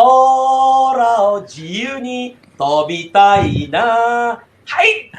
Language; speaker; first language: Japanese; non-native, fluent; Malay